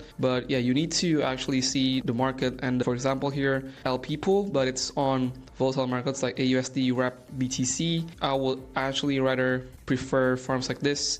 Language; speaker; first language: English; non-native, fluent; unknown